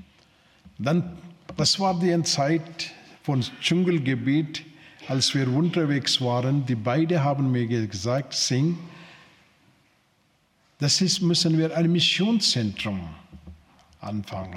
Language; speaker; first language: German; non-native, learner; Telugu